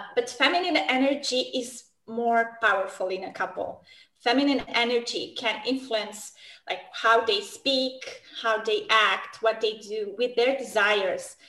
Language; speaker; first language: English; non-native, fluent; Romanian